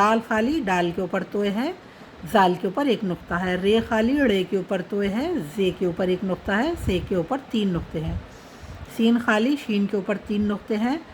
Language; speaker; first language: Hindi; native; Hindi